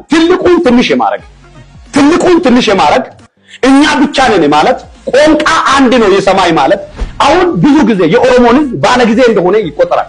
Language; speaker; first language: Amharic; non-native, local second language; Oromo